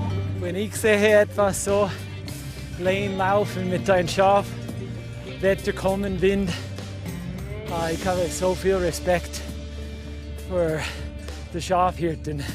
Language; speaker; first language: German; non-native, learner; English